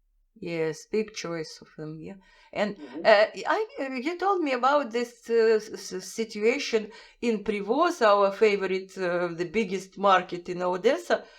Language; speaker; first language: English; non-native, fluent; Russian